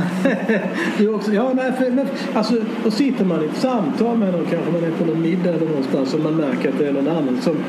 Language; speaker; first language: Swedish; native; Swedish